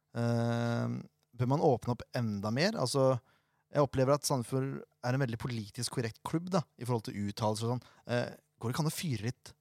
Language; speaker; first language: Norwegian; native; Norwegian